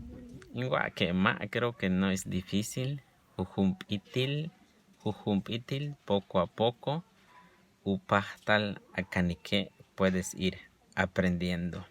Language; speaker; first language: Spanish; non-native, local second language; Yucateco